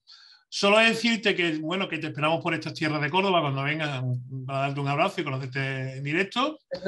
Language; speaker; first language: Spanish; native; Spanish